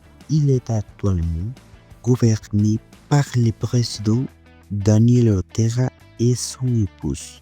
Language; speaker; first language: French; non-native, fluent; Spanish